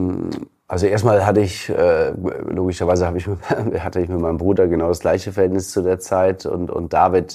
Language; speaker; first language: German; native; German